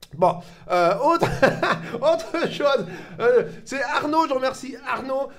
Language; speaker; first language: French; native; French